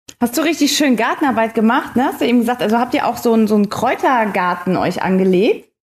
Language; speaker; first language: German; native; German